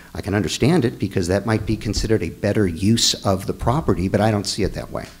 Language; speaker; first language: English; native; English